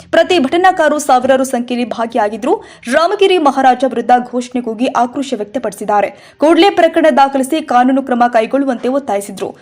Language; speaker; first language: Kannada; native; Kannada